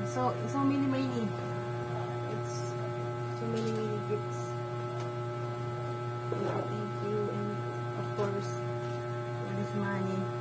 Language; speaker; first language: English; non-native, local second language; Filipino